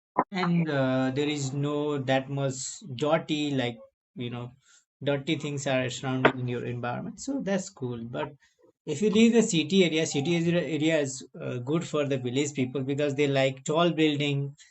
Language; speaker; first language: English; non-native, learner; Nepali